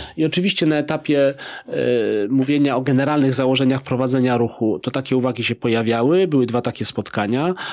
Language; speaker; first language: Polish; native; Polish